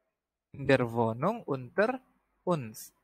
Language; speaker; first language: German; non-native, learner; Indonesian